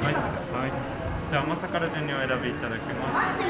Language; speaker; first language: Japanese; native; Japanese